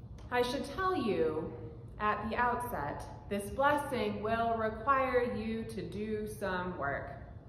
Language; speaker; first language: English; native; English